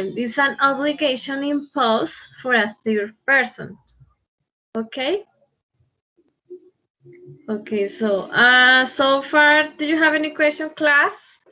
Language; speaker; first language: English; non-native, fluent; Spanish